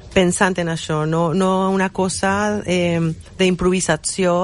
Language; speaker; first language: Catalan; non-native, fluent; Spanish